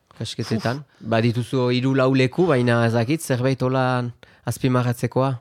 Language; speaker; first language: Basque; native; Basque